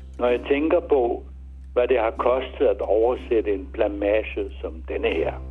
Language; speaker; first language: Danish; native; Danish